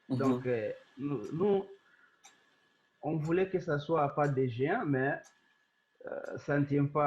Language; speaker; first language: French; non-native, local second language; Swahili